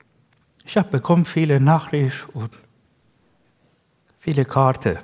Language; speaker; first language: German; non-native, learner; Persian